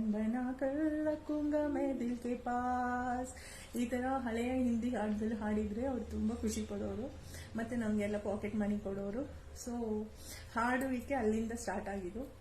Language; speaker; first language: Kannada; non-native, local second language; Kodava